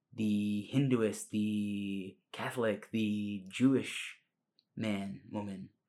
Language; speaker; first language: English; early bilingual, other home language; Spanish